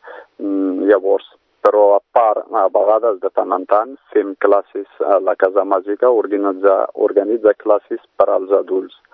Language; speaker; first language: Catalan; non-native, fluent; Berber languages